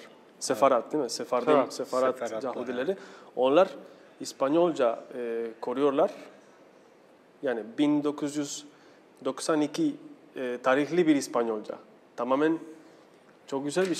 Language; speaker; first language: Turkish; non-native, fluent; Spanish